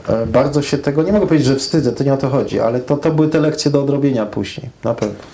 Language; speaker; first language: Polish; early bilingual, heritage; Polish